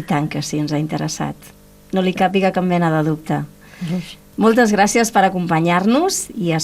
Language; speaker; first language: Catalan; native; Catalan